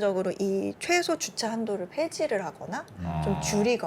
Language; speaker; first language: Korean; native; Korean